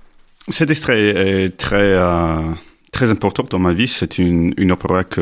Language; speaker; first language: French; non-native, learner; English